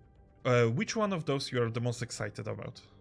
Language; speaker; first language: English; non-native, fluent; Polish